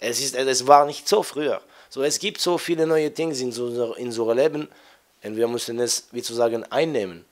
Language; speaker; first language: German; non-native, fluent; French